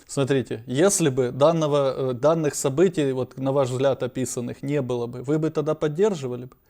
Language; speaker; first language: Russian; non-native, local second language; Ukrainian